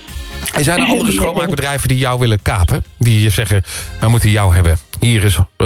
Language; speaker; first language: Dutch; native; Dutch